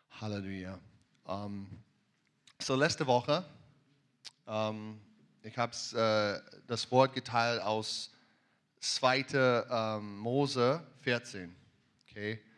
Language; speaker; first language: German; non-native, learner; English